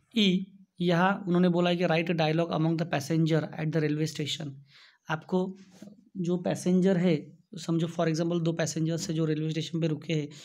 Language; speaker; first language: Hindi; non-native, local second language; Marathi